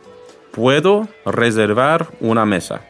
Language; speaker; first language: Spanish; non-native, fluent; English